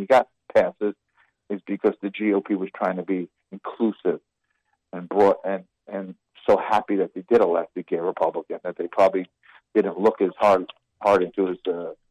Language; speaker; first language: English; native; English